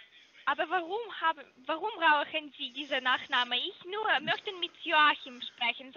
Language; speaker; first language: German; non-native, learner; Russian